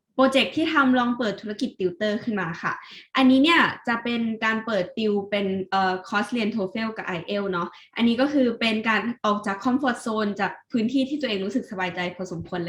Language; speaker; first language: Thai; native; Thai